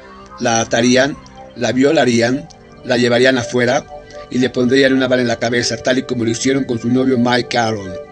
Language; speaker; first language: Spanish; native; Spanish